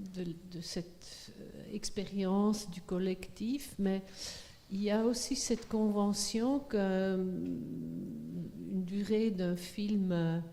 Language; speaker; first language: French; non-native, fluent; Swiss German